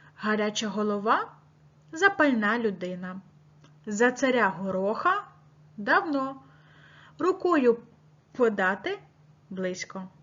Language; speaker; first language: Ukrainian; native; Ukrainian